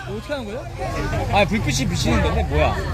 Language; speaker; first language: Korean; native; Korean